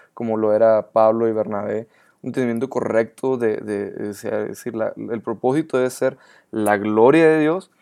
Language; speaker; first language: Spanish; native; Spanish